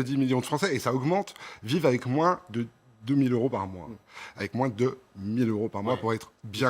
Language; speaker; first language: French; native; French